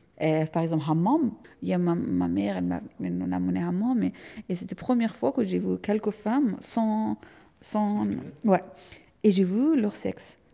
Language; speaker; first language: French; non-native, fluent; Persian